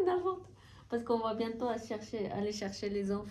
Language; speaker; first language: French; non-native, fluent; Tibetan